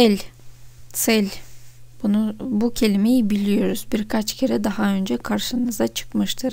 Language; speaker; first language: Turkish; non-native, fluent; Russian